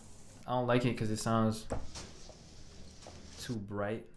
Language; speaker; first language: English; native; English